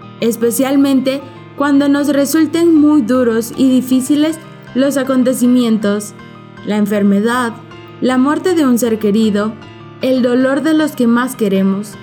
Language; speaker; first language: Spanish; native; Spanish